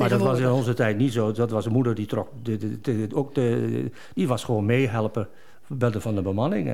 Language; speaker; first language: Dutch; native; Dutch